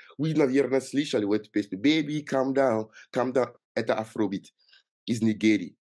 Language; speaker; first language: Russian; non-native, fluent; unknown